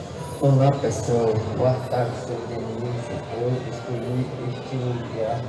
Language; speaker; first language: Portuguese; non-native, local second language; Ticuna